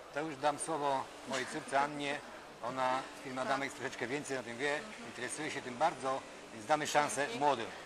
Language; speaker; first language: Polish; native; Polish